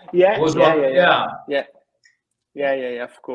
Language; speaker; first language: English; non-native, learner; Italian